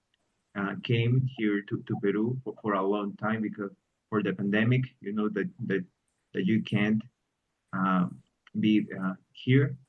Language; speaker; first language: English; non-native, learner; Spanish